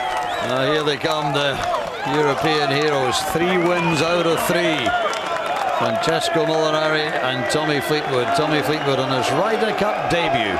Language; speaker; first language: English; native; English